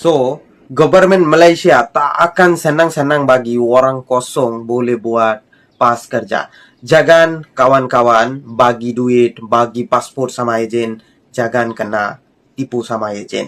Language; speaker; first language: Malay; non-native, fluent; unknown